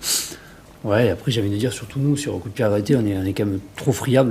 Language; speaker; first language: French; native; French